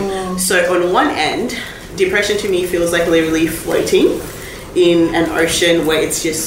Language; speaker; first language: English; non-native, local second language; Shona